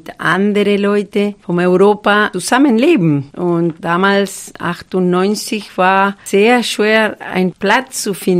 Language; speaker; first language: German; non-native, fluent; Spanish